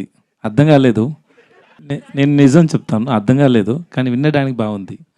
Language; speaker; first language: Telugu; non-native, learner; Tamil